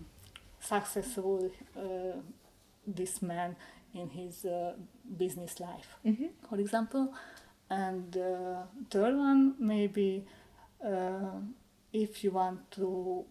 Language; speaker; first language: English; non-native, learner; Hungarian